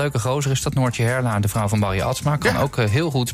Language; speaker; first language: Dutch; native; Dutch